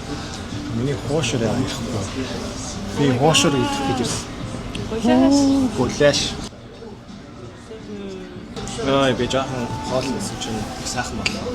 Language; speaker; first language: Mongolian; non-native, fluent; Korean